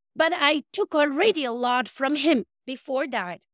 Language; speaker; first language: English; non-native, fluent; Arabic